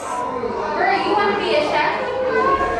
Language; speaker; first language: English; native; English